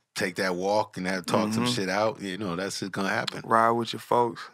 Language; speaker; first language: English; native; English